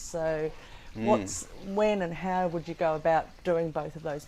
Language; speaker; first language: English; native; English